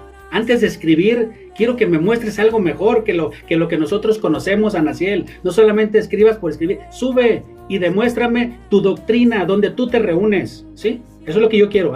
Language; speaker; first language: Spanish; native; Spanish